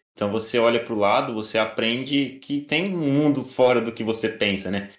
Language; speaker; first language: Portuguese; native; Portuguese